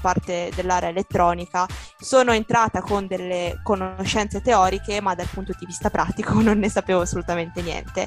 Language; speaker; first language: Italian; native; Italian